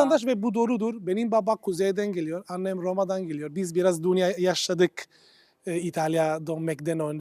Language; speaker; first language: Turkish; non-native, fluent; Italian